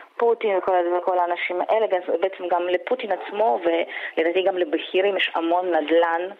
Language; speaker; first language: Hebrew; non-native, fluent; Russian